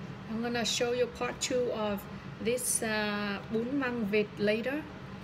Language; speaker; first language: English; non-native, fluent; Vietnamese